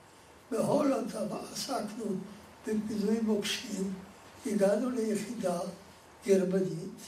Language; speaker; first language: Hebrew; non-native, fluent; Polish